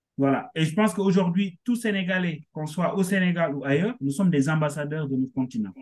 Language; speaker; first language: French; non-native, local second language; Wolof